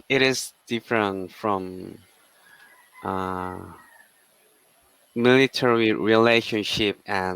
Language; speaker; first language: English; non-native, learner; Korean